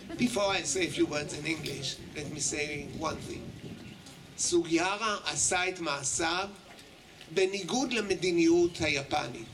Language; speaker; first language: Hebrew; native; Hebrew